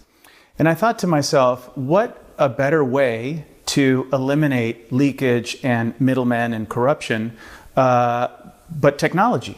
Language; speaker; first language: English; early bilingual, other home language; Spanish